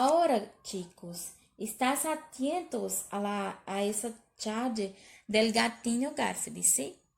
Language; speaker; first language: Spanish; non-native, learner; Portuguese